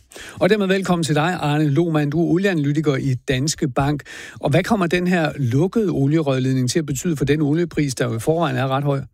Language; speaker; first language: Danish; native; Danish